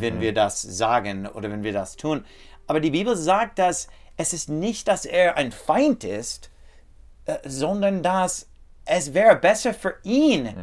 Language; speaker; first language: German; non-native, learner; English